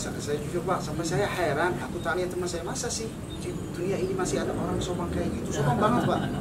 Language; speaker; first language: Indonesian; non-native, fluent; Arabic